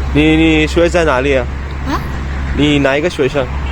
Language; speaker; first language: Chinese; non-native, learner; Kannada